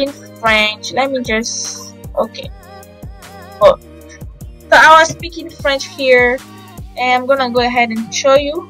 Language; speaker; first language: English; non-native, fluent; French